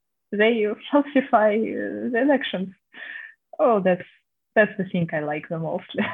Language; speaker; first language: English; non-native, fluent; Russian